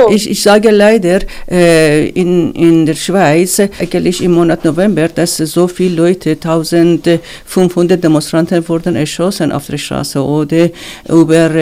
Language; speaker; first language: German; non-native, learner; Persian